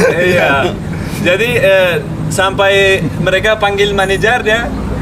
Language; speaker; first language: Indonesian; non-native, fluent; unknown